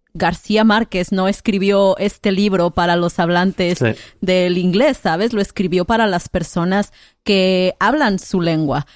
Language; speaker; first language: Spanish; native; Spanish